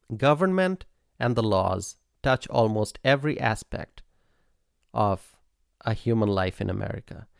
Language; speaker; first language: English; non-native, local second language; Bangla